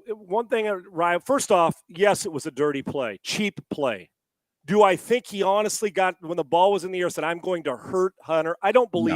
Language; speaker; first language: English; native; English